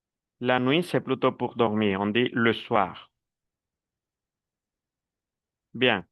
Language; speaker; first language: French; non-native, fluent; Spanish